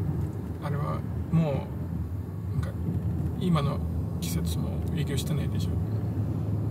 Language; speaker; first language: Japanese; non-native, fluent; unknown